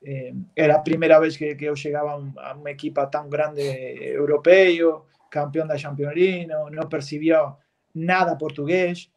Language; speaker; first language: Portuguese; non-native, fluent; Spanish